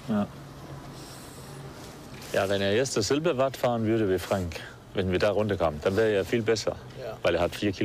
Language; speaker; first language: German; non-native, fluent; Danish